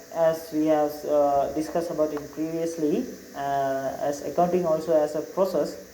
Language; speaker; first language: English; non-native, local second language; Tamil